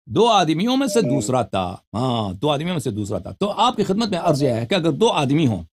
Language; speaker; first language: Urdu; non-native, fluent; Persian